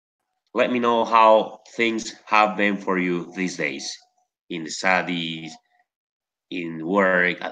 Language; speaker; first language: English; non-native, fluent; Spanish